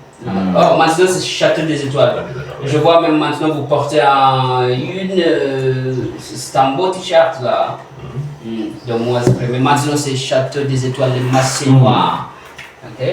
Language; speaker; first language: French; non-native, learner; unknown